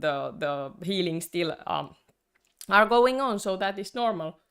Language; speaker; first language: English; non-native, fluent; Finnish